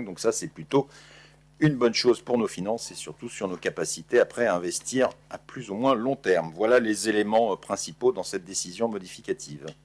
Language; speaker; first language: French; native; French